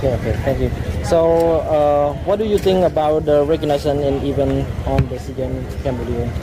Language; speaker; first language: English; non-native, learner; Khmer